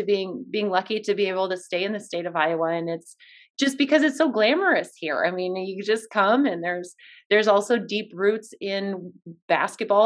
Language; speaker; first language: English; native; English